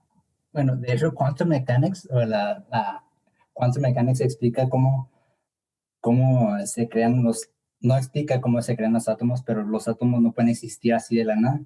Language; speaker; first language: Spanish; early bilingual, heritage; English